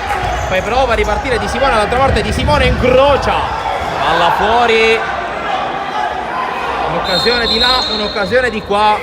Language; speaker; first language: Italian; native; Italian